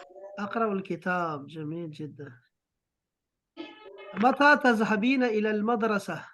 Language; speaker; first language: Arabic; non-native, fluent; Urdu